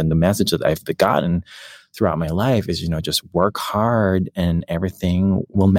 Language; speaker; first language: English; non-native, local second language; Filipino